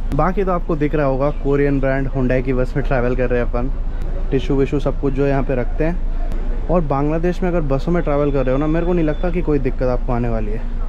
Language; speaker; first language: Hindi; native; Hindi